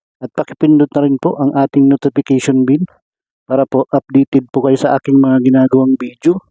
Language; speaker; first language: Filipino; non-native, local second language; Bikol